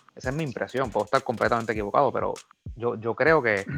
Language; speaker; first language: Spanish; native; Spanish